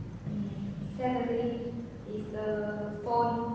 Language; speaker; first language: English; non-native, learner; Vietnamese